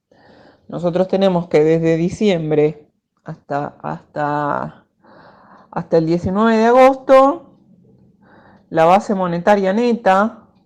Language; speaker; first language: Spanish; native; Spanish